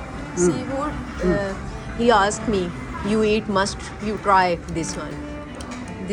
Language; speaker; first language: English; non-native, learner; Urdu